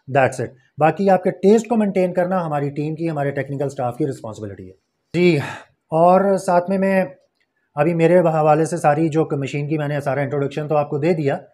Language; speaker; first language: Urdu; non-native, local second language; Punjabi